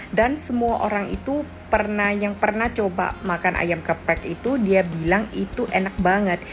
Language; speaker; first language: Indonesian; non-native, learner; Thai